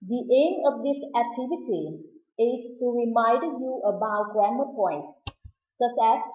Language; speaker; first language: English; non-native, fluent; Vietnamese